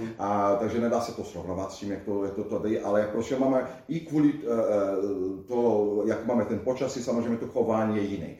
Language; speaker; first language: Czech; non-native, fluent; Portuguese